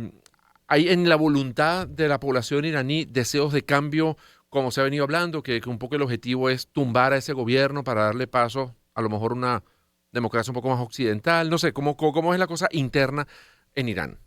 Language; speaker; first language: Spanish; native; Spanish